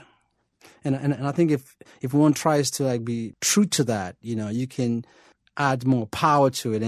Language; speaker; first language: English; non-native, local second language; Yoruba